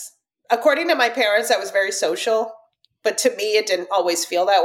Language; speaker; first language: English; early bilingual, other home language; Russian